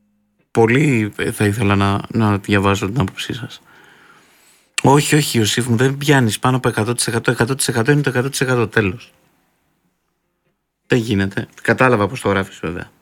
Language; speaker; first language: Greek; native; Greek